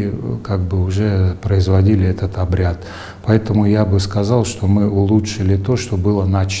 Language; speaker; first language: Russian; native; Russian